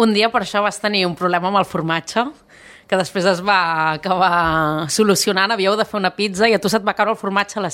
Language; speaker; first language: Catalan; native; Catalan